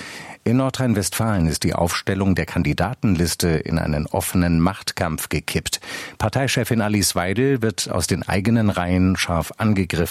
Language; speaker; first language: German; native; German